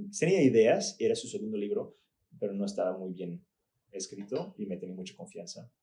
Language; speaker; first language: Spanish; early bilingual, other home language; English